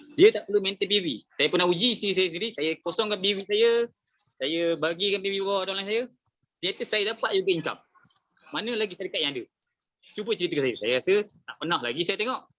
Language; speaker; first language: Malay; native; Malay